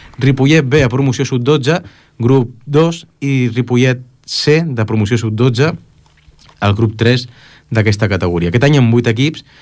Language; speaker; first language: Catalan; native; Catalan